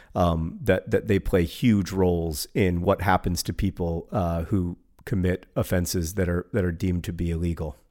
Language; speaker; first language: English; native; English